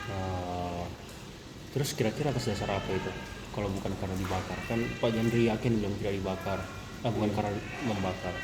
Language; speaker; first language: Indonesian; native; Indonesian